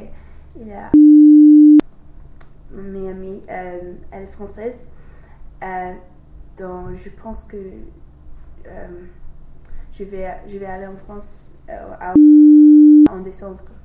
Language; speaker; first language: French; non-native, learner; English